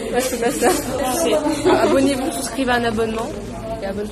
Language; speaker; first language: French; native; French